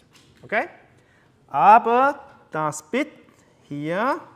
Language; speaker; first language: German; non-native, learner; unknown